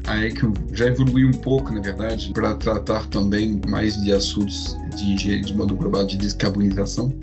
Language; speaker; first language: Portuguese; non-native, fluent; French